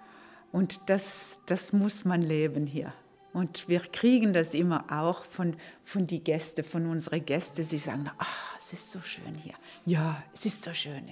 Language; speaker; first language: German; non-native, fluent; Norwegian